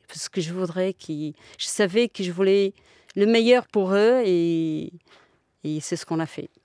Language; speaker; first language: French; non-native, fluent; Portuguese